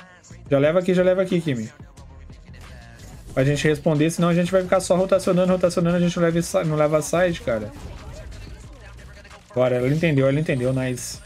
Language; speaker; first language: Portuguese; native; Portuguese